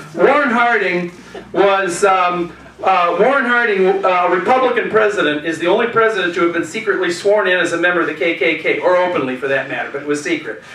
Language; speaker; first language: English; native; English